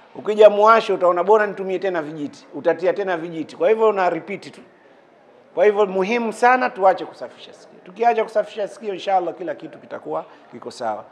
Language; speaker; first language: Swahili; native; Swahili